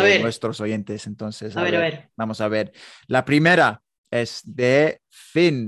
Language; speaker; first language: Spanish; non-native, learner; English